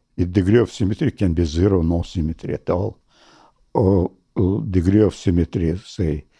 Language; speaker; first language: English; non-native, fluent; Russian